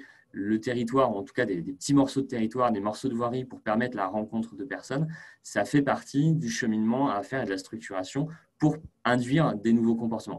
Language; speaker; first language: French; native; French